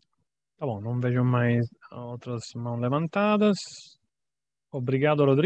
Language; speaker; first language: Portuguese; non-native, fluent; Italian